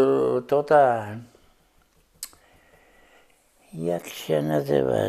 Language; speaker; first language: Polish; non-native, local second language; Rusyn